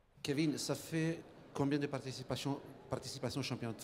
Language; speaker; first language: French; native; French